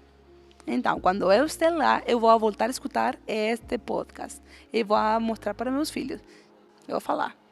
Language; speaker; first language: Portuguese; non-native, fluent; Spanish